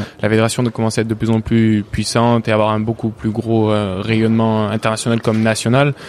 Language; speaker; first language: French; early bilingual, other home language; Bulgarian